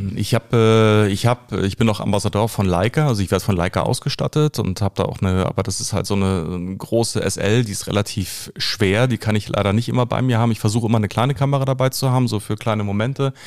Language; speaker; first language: German; native; German